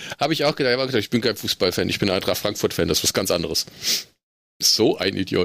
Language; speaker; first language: German; native; German